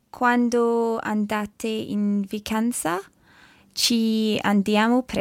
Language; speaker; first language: Italian; non-native, learner; English